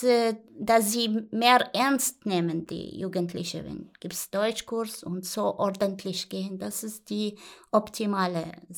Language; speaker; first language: German; non-native, learner; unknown